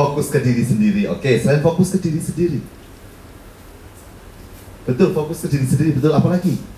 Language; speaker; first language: Indonesian; native; Indonesian